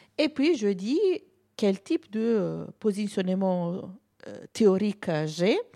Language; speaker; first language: French; non-native, fluent; Italian